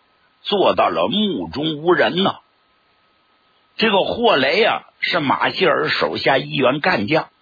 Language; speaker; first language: Chinese; native; Chinese